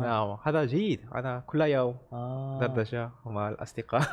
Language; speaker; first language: Arabic; non-native, learner; Korean